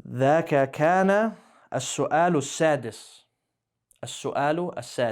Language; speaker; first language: Arabic; non-native, fluent; English